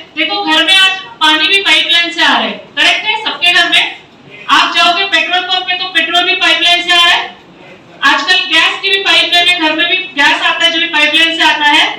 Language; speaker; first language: Hindi; non-native, local second language; Marathi